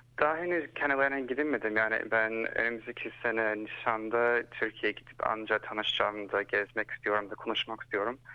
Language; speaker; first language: Turkish; early bilingual, heritage; Turkish